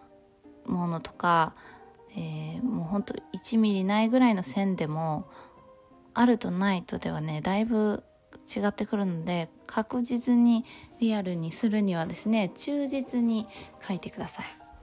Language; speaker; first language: Japanese; native; Japanese